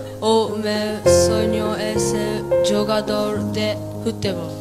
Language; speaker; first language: Portuguese; non-native, learner; Japanese